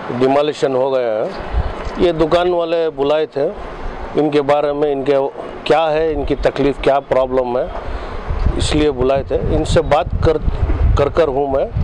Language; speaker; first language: Hindi; non-native, local second language; Urdu